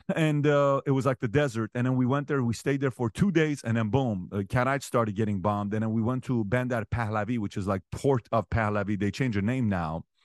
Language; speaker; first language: English; early bilingual, other home language; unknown